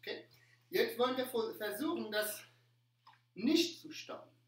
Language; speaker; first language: German; non-native, fluent; French